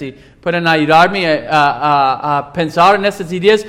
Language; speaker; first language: Spanish; non-native, fluent; English